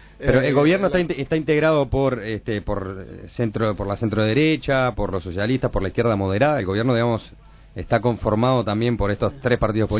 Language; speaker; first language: Spanish; native; Spanish